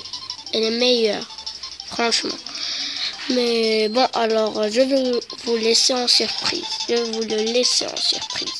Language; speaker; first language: French; native; French